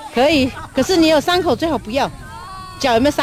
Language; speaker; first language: Chinese; native; Chinese